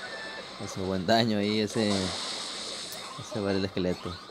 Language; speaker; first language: Spanish; native; Spanish